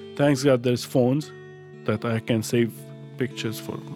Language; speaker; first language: English; non-native, fluent; Arabic